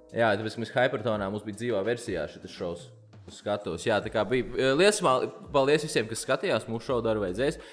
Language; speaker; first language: Latvian; native; Latvian